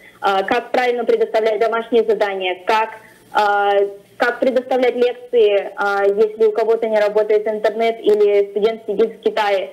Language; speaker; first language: Russian; early bilingual, other home language; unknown